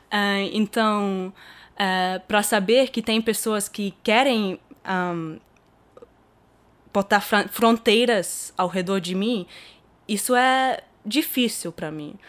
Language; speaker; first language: Portuguese; early bilingual, heritage; German